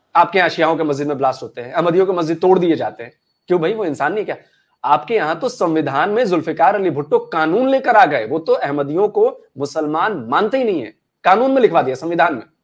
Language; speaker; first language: Hindi; native; Hindi